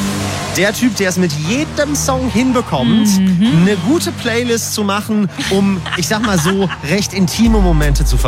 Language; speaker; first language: German; native; German